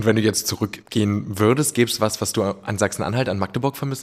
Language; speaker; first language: German; native; German